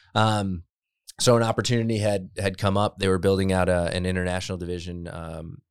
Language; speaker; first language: English; native; English